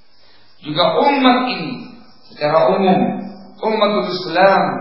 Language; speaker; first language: Indonesian; native; Indonesian